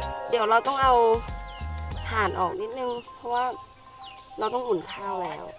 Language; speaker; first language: Thai; native; Thai